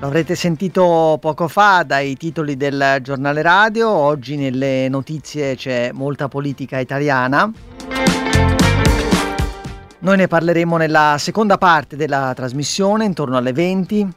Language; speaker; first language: Italian; native; Italian